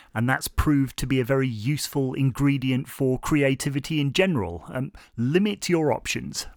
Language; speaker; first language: English; native; English